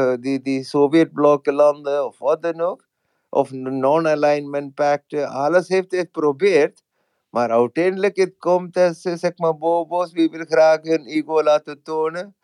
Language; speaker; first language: Dutch; non-native, fluent; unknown